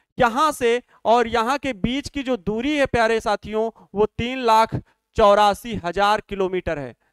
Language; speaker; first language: Hindi; native; Hindi